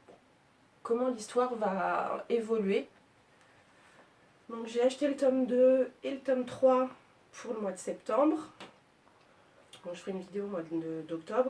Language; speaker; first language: French; native; French